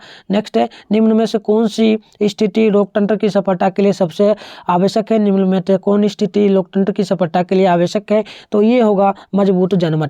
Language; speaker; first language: Hindi; native; Hindi